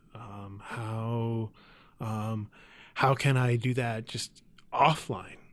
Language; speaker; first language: English; native; English